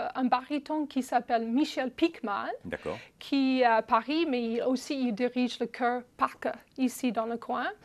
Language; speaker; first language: French; non-native, fluent; English